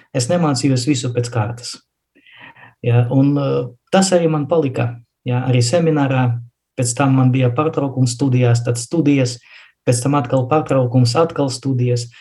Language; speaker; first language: Latvian; non-native, local second language; Russian